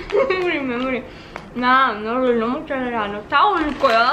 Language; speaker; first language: Korean; non-native, learner; Russian